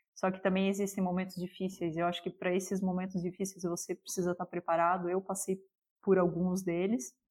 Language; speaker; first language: Portuguese; non-native, local second language; German